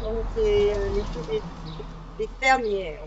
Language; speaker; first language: French; non-native, learner; English